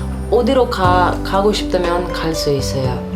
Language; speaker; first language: Korean; non-native, learner; Russian